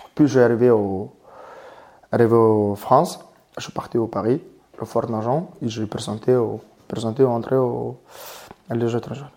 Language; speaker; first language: French; non-native, learner; Mongolian